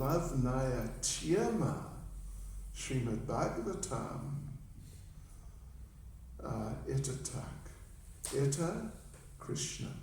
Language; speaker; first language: Russian; non-native, learner; English